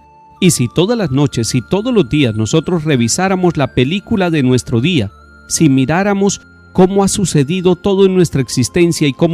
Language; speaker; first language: Spanish; native; Spanish